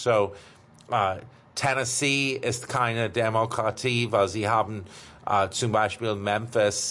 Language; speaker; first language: German; non-native, fluent; English